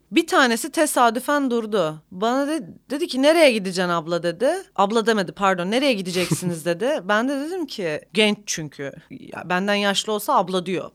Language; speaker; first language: Turkish; native; Turkish